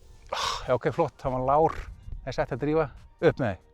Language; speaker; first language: Icelandic; native; Icelandic